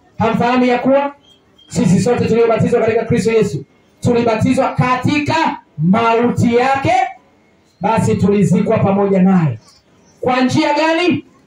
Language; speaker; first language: Swahili; native; Swahili